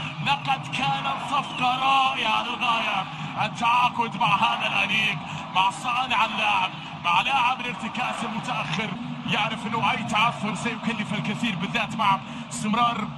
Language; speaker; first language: Arabic; native; Arabic